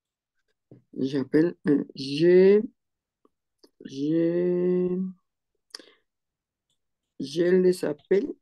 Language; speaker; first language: French; non-native, learner; Spanish